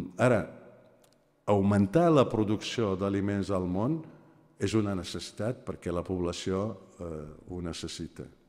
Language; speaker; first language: Catalan; non-native, fluent; Aramaic